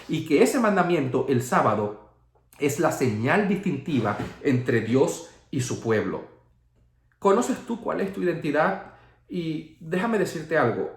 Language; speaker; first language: Spanish; native; Spanish